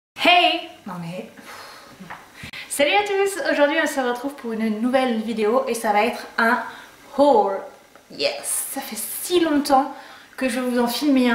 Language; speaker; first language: French; native; French